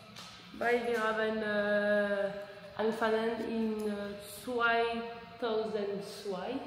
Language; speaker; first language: German; non-native, learner; French